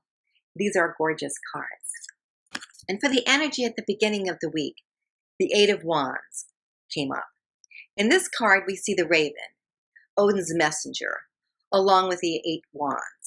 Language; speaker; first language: English; native; English